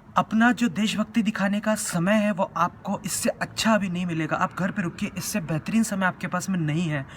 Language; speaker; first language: Hindi; native; Hindi